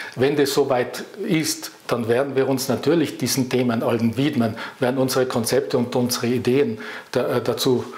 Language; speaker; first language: German; native; German